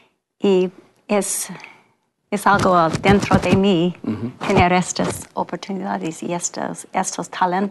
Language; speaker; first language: Spanish; non-native, learner; English